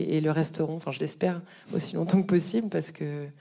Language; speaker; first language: French; native; French